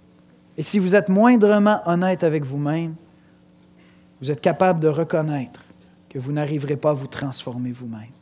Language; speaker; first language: French; native; French